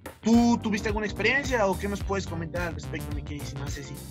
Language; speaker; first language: Spanish; native; Spanish